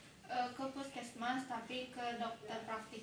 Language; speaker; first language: Indonesian; non-native, local second language; Sundanese